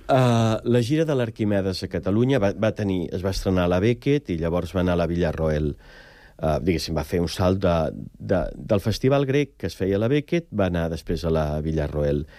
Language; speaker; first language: Catalan; native; Catalan